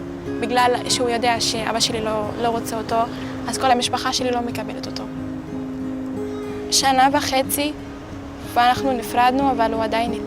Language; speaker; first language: Hebrew; non-native, local second language; Arabic